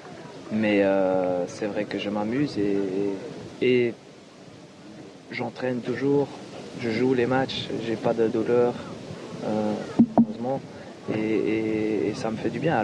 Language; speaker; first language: French; non-native, local second language; Dutch